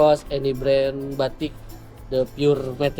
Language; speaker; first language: English; non-native, learner; Indonesian